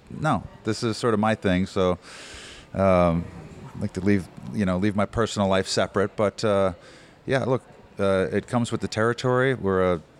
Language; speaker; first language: English; native; English